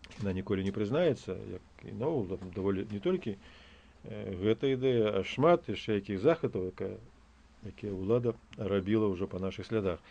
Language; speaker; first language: Belarusian; native; Belarusian